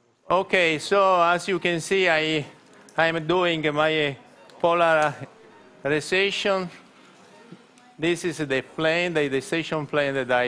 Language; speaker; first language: English; non-native, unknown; Italian